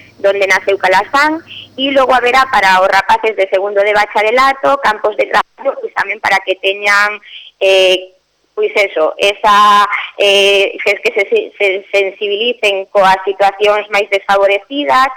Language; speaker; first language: Galician; non-native, local second language; Spanish